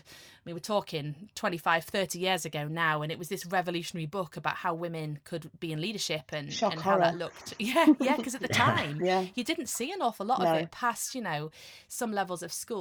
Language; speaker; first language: English; native; English